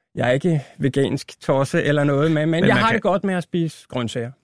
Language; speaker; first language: Danish; native; Danish